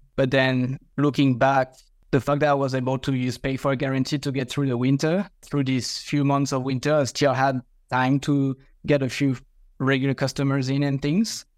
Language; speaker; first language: English; non-native, fluent; French